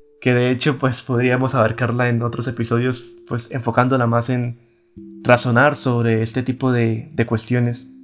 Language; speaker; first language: Spanish; native; Spanish